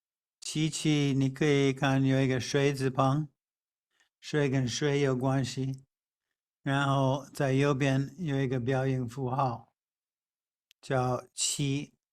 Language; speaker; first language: Chinese; non-native, fluent; English